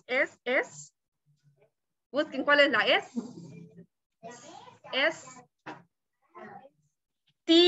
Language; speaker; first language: Spanish; native; Spanish